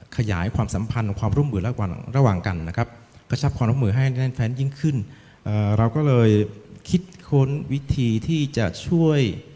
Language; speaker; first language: Thai; non-native, fluent; Vietnamese